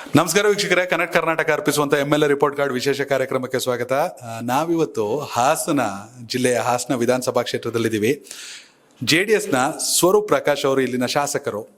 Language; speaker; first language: Kannada; native; Kannada